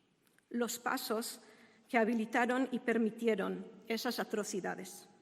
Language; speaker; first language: Spanish; non-native, fluent; Hebrew